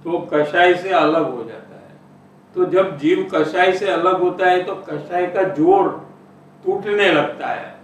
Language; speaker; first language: Hindi; non-native, local second language; Gujarati